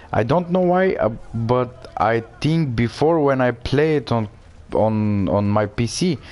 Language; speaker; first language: English; non-native, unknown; Bulgarian